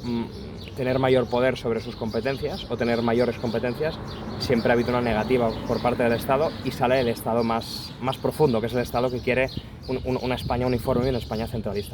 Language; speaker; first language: Spanish; non-native, local second language; Catalan